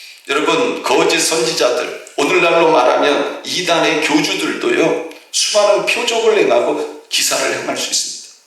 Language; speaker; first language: Korean; native; Korean